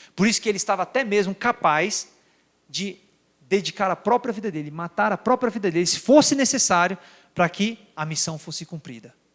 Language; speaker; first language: Portuguese; native; Portuguese